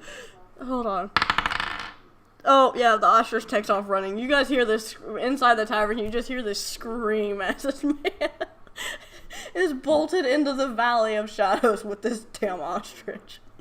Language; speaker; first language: English; native; English